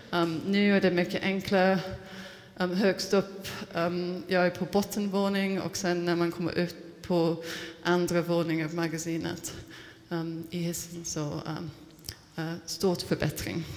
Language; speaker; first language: Swedish; non-native, fluent; English